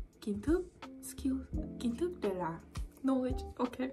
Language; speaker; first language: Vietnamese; non-native, learner; Russian